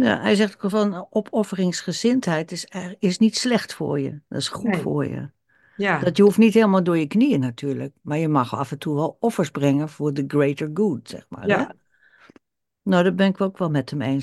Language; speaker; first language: Dutch; native; Dutch